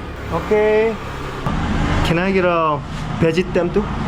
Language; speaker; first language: English; non-native, learner; Korean